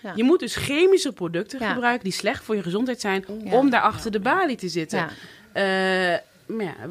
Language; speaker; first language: Dutch; native; Dutch